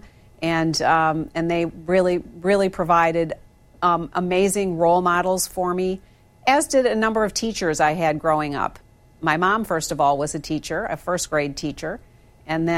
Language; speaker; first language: English; native; English